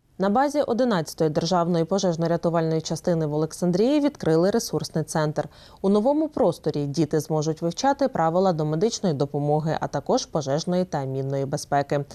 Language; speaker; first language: Ukrainian; native; Ukrainian